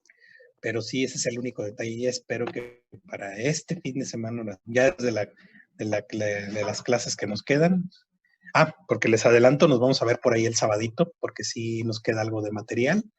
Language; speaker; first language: Spanish; native; Spanish